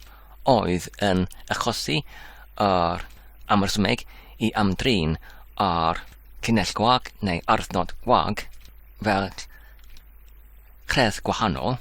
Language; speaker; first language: Welsh; non-native, learner; English